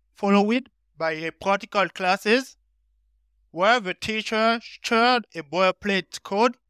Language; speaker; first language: English; non-native, learner; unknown